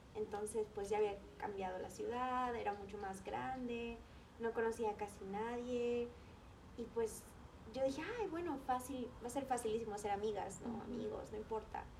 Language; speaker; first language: Spanish; native; Spanish